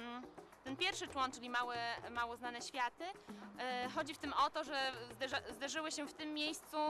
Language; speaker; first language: Polish; native; Polish